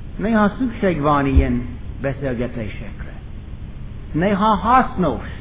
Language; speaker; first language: Hungarian; non-native, fluent; English